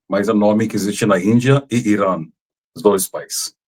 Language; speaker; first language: Portuguese; non-native, fluent; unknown